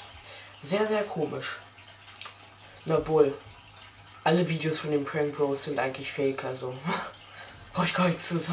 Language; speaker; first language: German; native; German